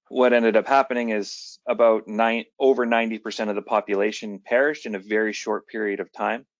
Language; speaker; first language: English; native; English